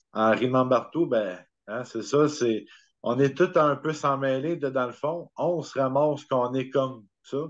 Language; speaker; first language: French; native; French